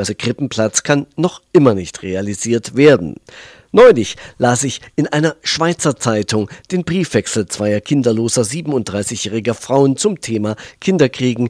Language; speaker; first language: German; native; German